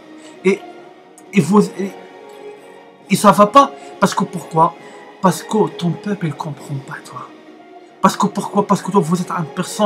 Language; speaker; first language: French; non-native, learner; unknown